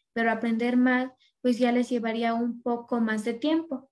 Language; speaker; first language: Spanish; non-native, local second language; Nahuatl languages